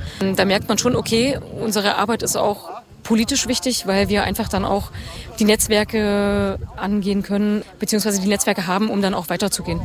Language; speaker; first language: German; native; German